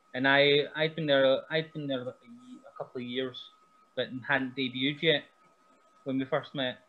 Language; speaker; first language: English; native; English